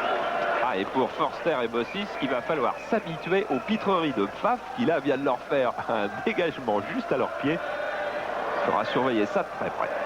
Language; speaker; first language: French; native; French